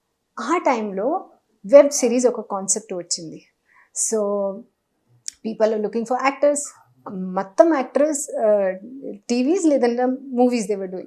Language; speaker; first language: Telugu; non-native, learner; Hindi